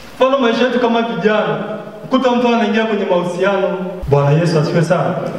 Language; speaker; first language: Swahili; native; Swahili